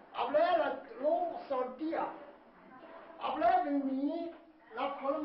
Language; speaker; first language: French; non-native, learner; Chinese